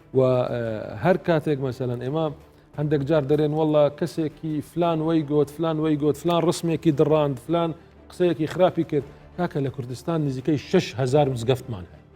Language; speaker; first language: Central Kurdish; non-native, local second language; Assyrian Neo-Aramaic